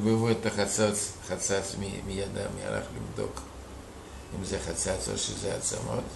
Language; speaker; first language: Hebrew; non-native, fluent; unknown